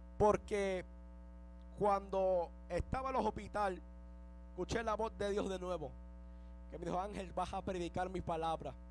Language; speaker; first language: Spanish; early bilingual, heritage; Spanish